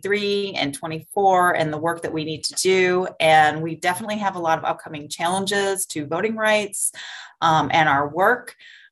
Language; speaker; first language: English; native; English